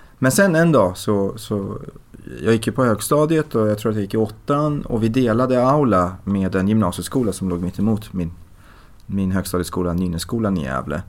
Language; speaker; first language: Swedish; early bilingual, other home language; Persian